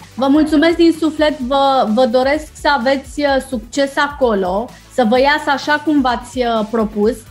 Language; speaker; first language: Romanian; native; Romanian